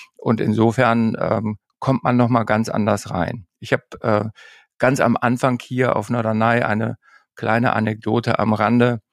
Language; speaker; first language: German; native; German